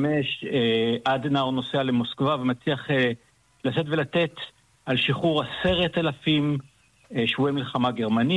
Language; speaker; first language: Hebrew; native; Hebrew